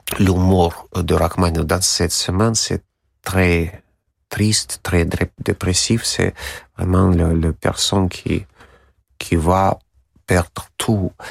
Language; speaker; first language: French; non-native, learner; Russian